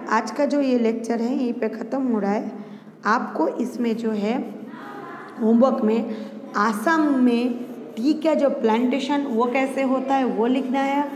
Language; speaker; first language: Hindi; non-native, local second language; Gujarati